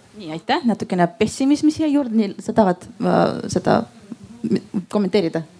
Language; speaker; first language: Estonian; non-native, local second language; Russian